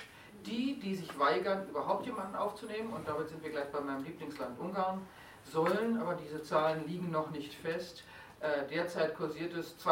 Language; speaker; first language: German; native; German